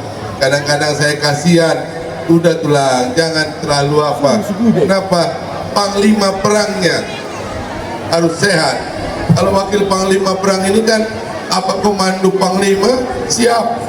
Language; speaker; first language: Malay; non-native, local second language; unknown